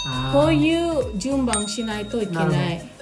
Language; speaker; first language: Japanese; non-native, local second language; Filipino